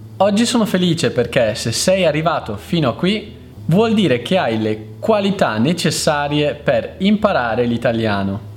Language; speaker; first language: Italian; native; Italian